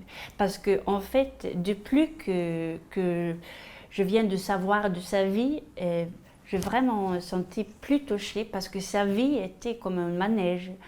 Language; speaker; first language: French; non-native, fluent; Swedish